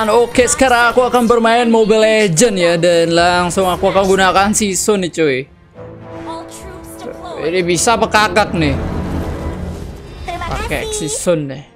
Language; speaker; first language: Indonesian; native; Indonesian